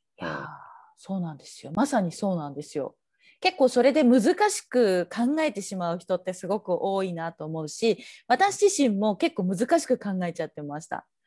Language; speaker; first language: Japanese; native; Japanese